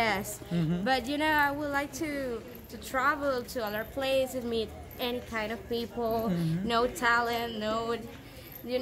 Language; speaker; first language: English; non-native, fluent; Spanish